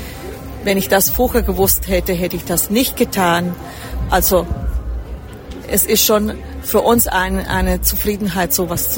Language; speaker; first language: German; early bilingual, heritage; German